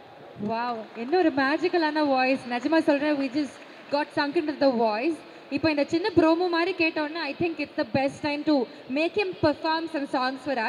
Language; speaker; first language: Tamil; native; Tamil